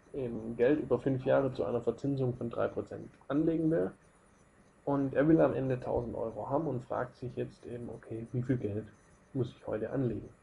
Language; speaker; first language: German; native; German